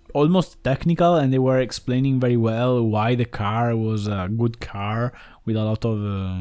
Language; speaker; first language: English; non-native, fluent; Italian